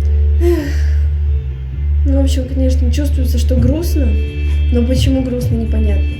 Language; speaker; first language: Russian; native; Russian